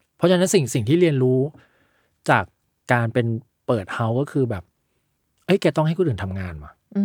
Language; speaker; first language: Thai; early bilingual, other home language; Chinese